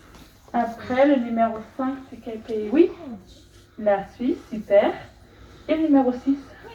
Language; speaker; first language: French; non-native, fluent; German